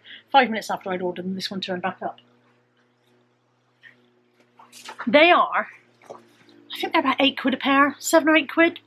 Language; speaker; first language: English; native; English